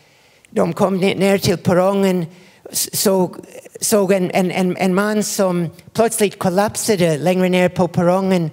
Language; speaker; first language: Swedish; non-native, fluent; English